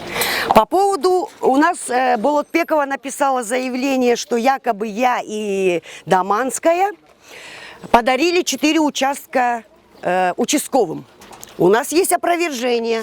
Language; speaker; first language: Russian; native; Russian